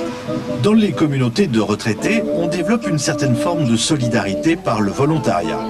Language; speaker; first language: French; native; French